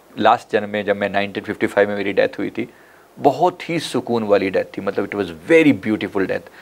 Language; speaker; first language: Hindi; native; Hindi